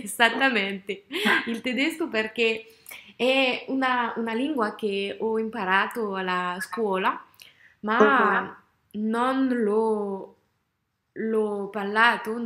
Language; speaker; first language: Italian; non-native, learner; French